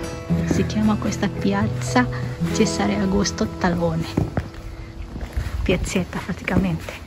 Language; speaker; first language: Italian; non-native, learner; Indonesian